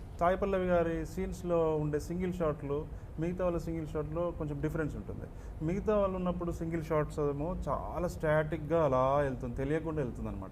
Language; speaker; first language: Telugu; native; Telugu